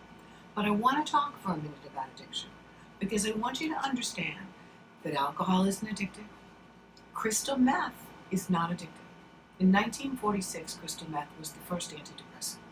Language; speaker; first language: English; native; English